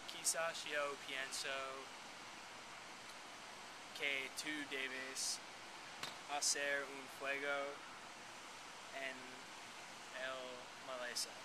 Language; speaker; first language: Spanish; non-native, learner; English